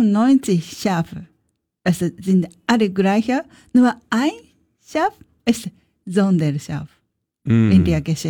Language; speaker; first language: German; non-native, learner; Japanese